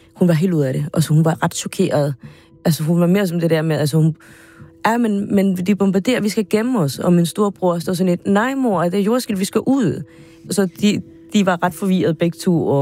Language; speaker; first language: Danish; non-native, fluent; Spanish